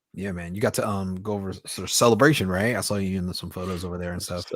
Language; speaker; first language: English; native; English